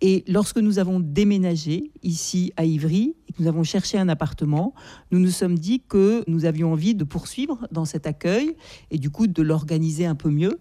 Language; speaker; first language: French; native; French